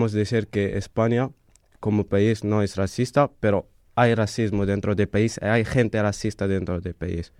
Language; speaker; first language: Spanish; non-native, fluent; Arabic